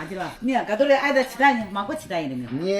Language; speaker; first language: Russian; non-native, learner; Chinese